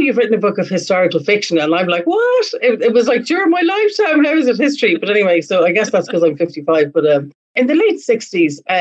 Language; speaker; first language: English; native; English